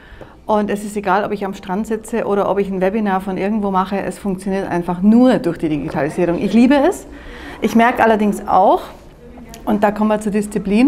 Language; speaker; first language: German; native; German